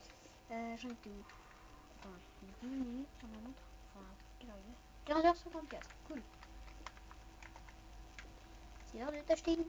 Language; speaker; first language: French; native; French